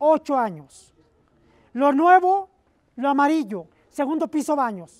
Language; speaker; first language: Spanish; native; Spanish